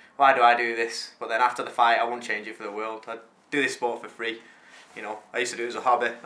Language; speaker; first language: English; native; English